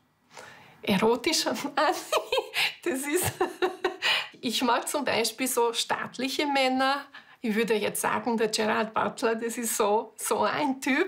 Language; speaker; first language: German; non-native, fluent; Hungarian